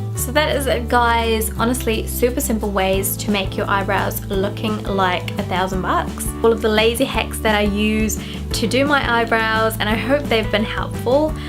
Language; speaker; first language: English; non-native, local second language; Sinhala